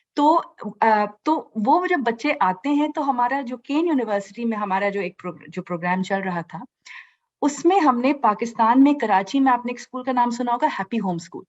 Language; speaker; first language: Urdu; native; Urdu